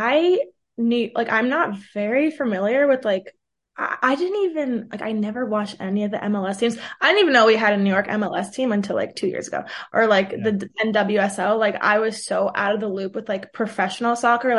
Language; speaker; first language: English; early bilingual, other home language; Portuguese